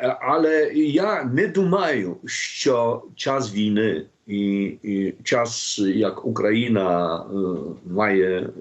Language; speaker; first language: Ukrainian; non-native, learner; Polish